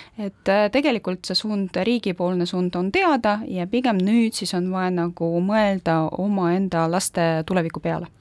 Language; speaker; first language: Estonian; non-native, local second language; Russian